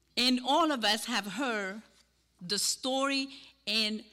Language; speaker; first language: English; non-native, fluent; Spanish